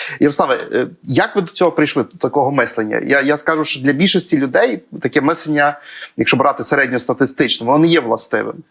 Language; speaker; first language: Ukrainian; native; Ukrainian